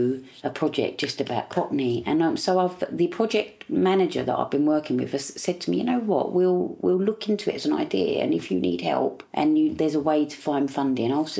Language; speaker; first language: English; native; English